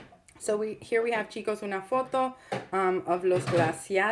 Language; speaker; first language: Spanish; non-native, fluent; English